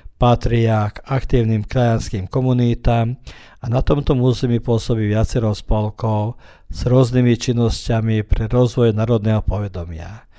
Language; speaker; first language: Slovak; early bilingual, heritage; Slovak